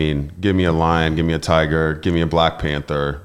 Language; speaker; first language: English; native; English